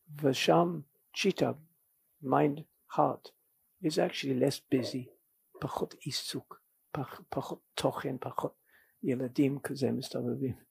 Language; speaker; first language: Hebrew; non-native, fluent; English